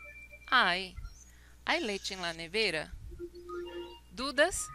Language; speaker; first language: Spanish; non-native, fluent; Portuguese